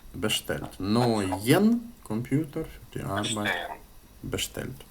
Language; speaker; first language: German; non-native, fluent; Ukrainian